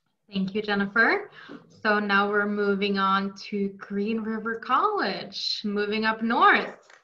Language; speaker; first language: English; non-native, fluent; Norwegian